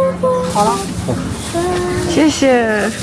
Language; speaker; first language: Chinese; early bilingual, heritage; Chinese